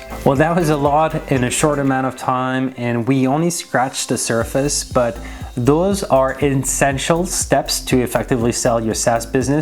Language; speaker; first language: English; non-native, fluent; French